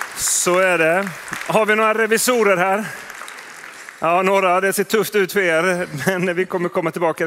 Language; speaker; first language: Swedish; native; Swedish